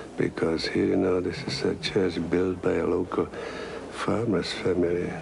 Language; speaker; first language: English; non-native, fluent; Czech